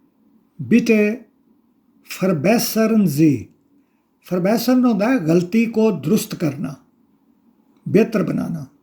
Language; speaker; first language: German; non-native, fluent; Urdu